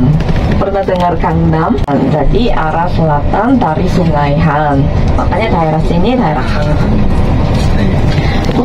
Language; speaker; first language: Indonesian; non-native, fluent; Korean